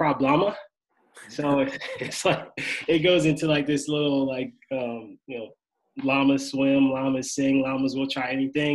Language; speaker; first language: English; native; English